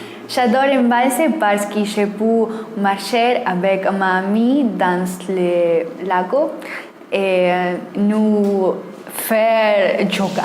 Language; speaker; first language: French; non-native, learner; Spanish